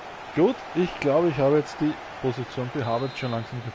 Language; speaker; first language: German; native; German